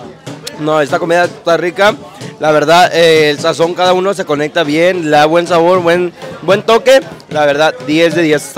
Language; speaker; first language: Spanish; native; Spanish